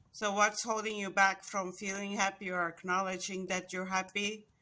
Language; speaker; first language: English; non-native, fluent; Estonian